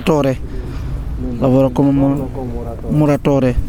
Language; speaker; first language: Italian; non-native, learner; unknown